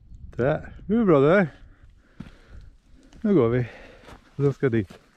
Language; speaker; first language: Swedish; native; Swedish